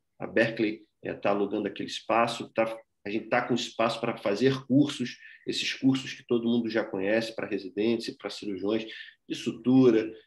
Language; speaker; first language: Portuguese; native; Portuguese